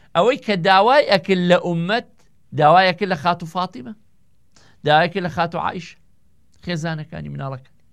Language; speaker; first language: Central Kurdish; native; Central Kurdish